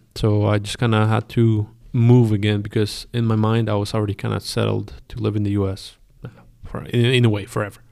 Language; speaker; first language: English; non-native, fluent; Spanish